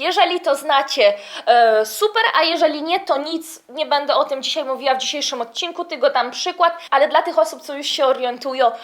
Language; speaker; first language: Polish; early bilingual, heritage; Polish